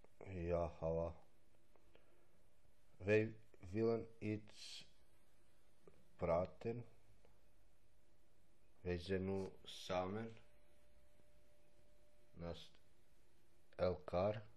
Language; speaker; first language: Dutch; non-native, local second language; Albanian